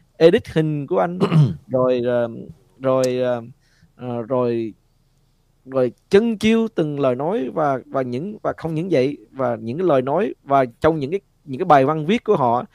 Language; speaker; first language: Vietnamese; early bilingual, heritage; Vietnamese